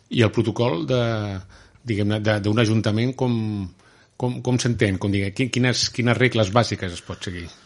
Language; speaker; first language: Catalan; native; Catalan